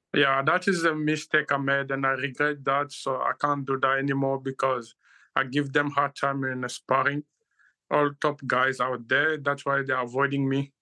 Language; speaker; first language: English; non-native, learner; Luba-Lulua